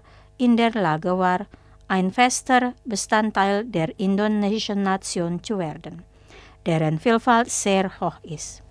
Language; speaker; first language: German; non-native, fluent; Indonesian